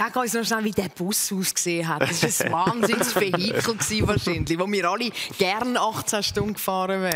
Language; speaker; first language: German; native; German